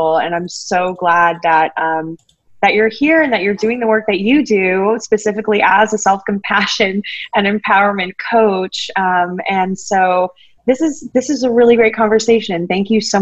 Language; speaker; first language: English; native; English